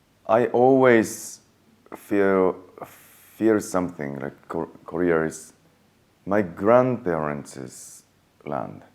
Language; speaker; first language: English; non-native, fluent; Japanese